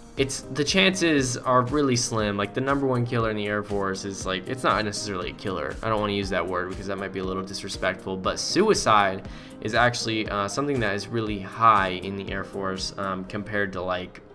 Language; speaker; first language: English; native; English